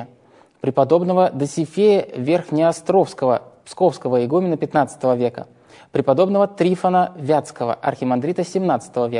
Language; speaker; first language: Russian; native; Russian